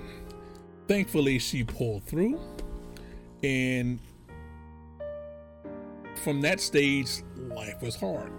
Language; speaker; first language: English; native; English